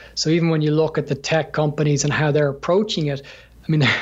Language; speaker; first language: English; native; English